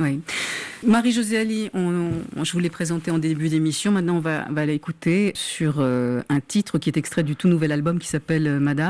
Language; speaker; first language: French; native; French